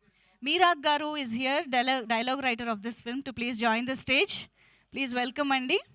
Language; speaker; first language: Telugu; native; Telugu